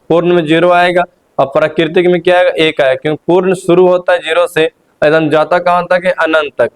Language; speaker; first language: Hindi; native; Hindi